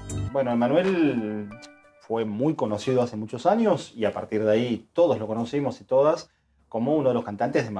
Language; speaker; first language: Spanish; native; Spanish